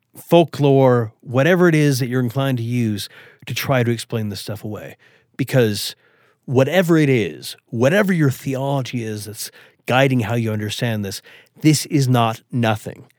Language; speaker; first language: English; early bilingual, other home language; Swedish